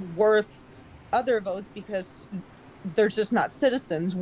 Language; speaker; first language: English; native; English